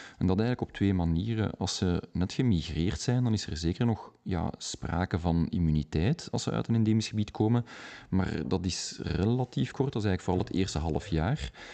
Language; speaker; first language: Dutch; native; Dutch